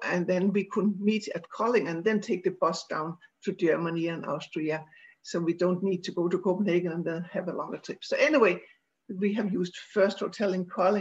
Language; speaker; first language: English; non-native, fluent; Danish